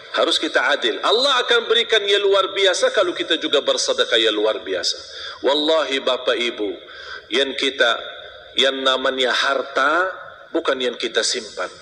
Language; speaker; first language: Malay; non-native, fluent; Arabic